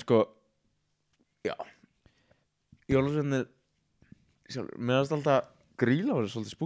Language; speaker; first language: Icelandic; native; Icelandic